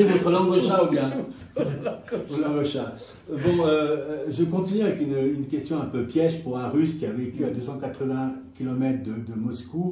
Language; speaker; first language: French; native; French